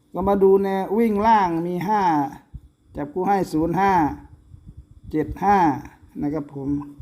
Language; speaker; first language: Thai; native; Thai